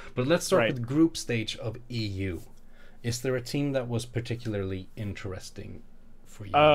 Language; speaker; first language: English; non-native, fluent; Swedish